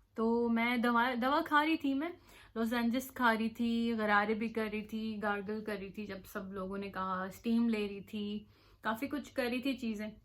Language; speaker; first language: Urdu; native; Urdu